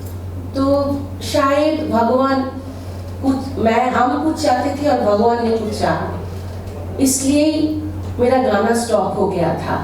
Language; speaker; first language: Hindi; non-native, local second language; Bangla